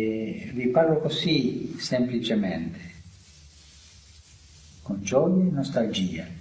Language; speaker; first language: Italian; early bilingual, heritage; Italian